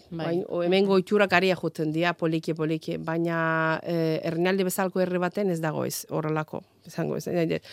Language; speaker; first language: Basque; non-native, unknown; Azerbaijani